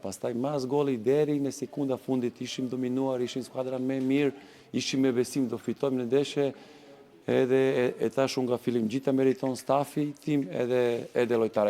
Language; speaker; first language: Albanian; non-native, learner; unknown